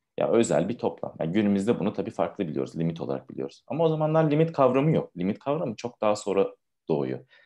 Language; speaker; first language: Turkish; native; Turkish